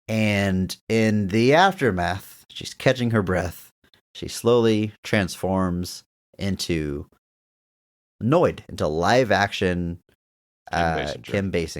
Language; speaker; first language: English; native; English